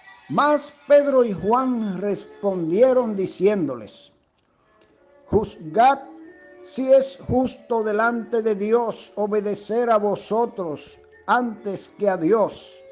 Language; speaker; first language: Spanish; native; Spanish